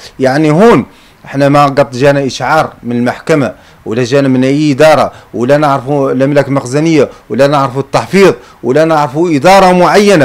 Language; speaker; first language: Arabic; native; Arabic